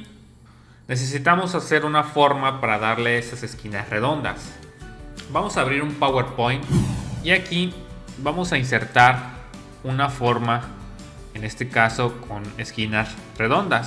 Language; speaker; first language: Spanish; native; Spanish